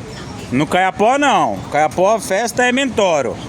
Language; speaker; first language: Portuguese; native; Portuguese